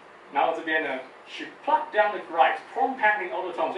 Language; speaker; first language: English; non-native, fluent; Chinese